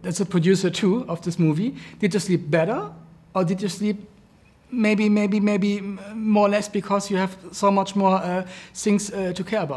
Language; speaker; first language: English; non-native, fluent; German